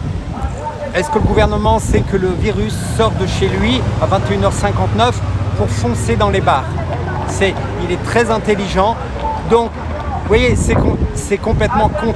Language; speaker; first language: French; native; French